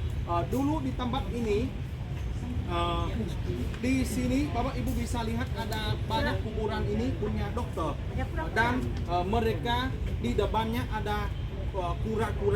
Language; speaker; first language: Indonesian; non-native, fluent; Vietnamese